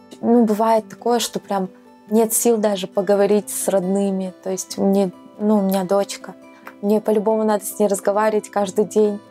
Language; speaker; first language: Russian; native; Russian